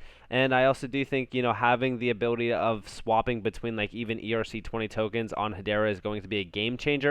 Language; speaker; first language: English; native; English